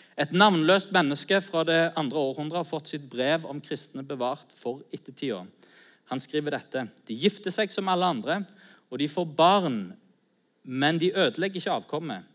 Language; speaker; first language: Norwegian; native; Norwegian